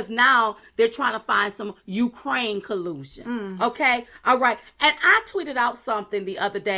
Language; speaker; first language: English; native; English